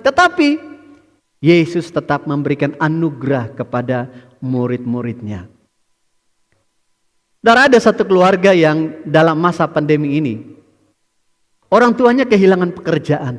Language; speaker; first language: Indonesian; native; Indonesian